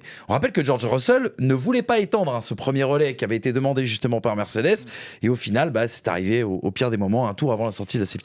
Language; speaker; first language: French; native; French